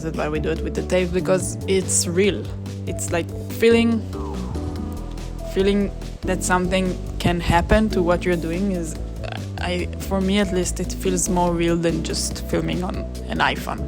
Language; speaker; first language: English; non-native, fluent; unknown